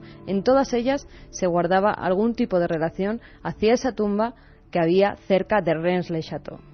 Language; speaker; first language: Spanish; native; Spanish